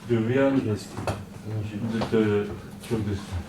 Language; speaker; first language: French; non-native, learner; Kurdish